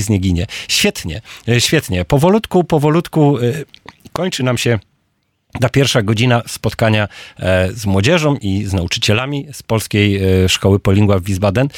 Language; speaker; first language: Polish; native; Polish